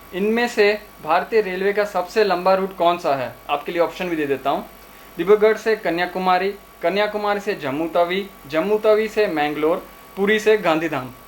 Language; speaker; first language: Hindi; non-native, local second language; Gujarati